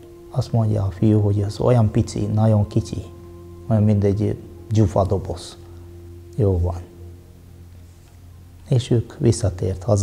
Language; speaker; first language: Hungarian; non-native, fluent; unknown